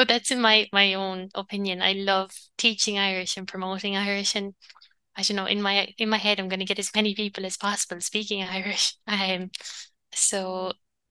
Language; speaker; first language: English; non-native, local second language; Irish